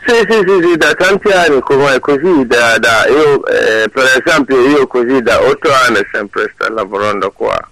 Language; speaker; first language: Italian; non-native, learner; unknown